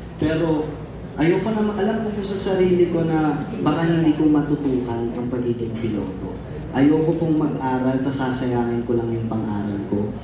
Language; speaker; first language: Filipino; native; Filipino